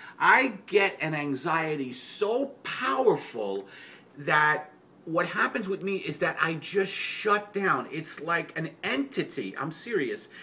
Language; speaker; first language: English; native; English